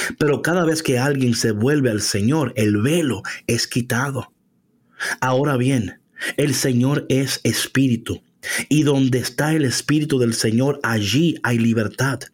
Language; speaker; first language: Spanish; early bilingual, heritage; Spanish